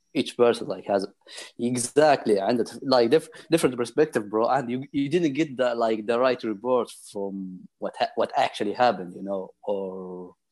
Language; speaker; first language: English; non-native, fluent; Arabic